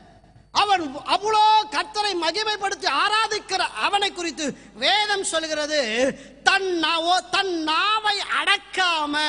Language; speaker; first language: Tamil; native; Tamil